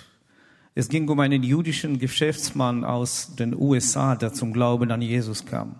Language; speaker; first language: German; non-native, fluent; Russian